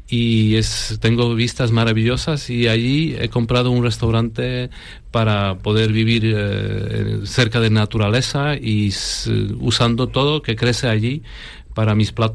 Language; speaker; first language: Spanish; non-native, fluent; Polish